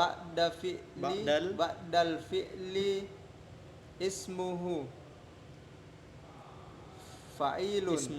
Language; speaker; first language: Arabic; non-native, learner; Indonesian